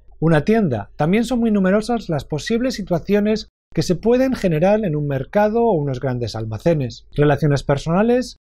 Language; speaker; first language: Spanish; native; Spanish